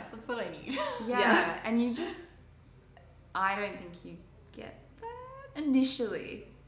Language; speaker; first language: English; native; English